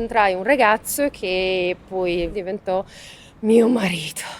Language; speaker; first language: Italian; native; Italian